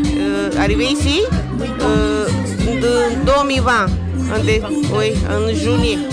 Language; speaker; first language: French; non-native, learner; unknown